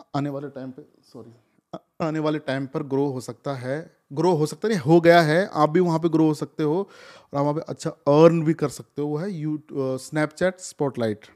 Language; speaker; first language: Hindi; native; Hindi